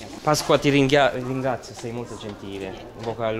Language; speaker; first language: Italian; non-native, learner; English